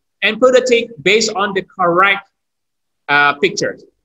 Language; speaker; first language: English; non-native, fluent; Indonesian